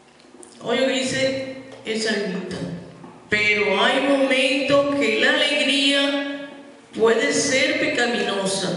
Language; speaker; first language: Spanish; native; Spanish